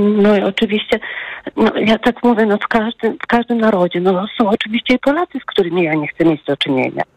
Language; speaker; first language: Polish; native; Polish